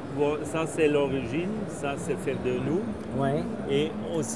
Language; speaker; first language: French; non-native, fluent; German